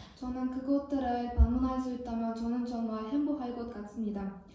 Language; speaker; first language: Korean; non-native, learner; Kazakh